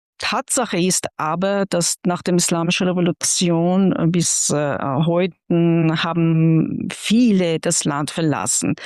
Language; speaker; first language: German; non-native, fluent; Persian